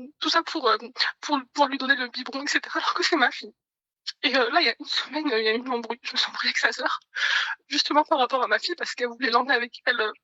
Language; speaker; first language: French; native; French